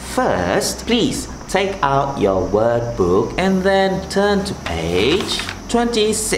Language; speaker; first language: English; non-native, local second language; Malay